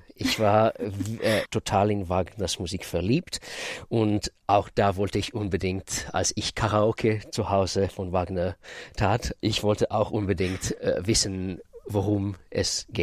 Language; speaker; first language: German; non-native, fluent; Russian